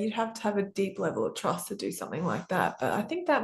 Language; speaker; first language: English; native; English